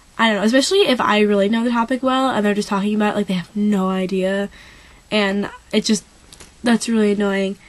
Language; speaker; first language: English; native; English